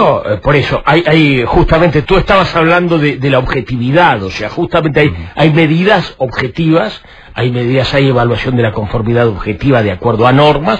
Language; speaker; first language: Spanish; native; Spanish